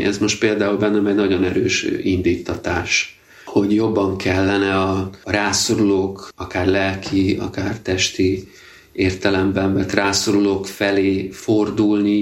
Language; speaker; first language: Hungarian; native; Hungarian